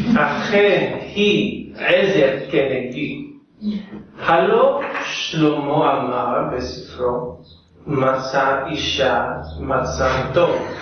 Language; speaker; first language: Hebrew; non-native, learner; English